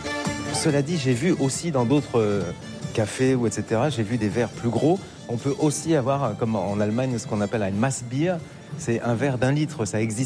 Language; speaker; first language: French; native; French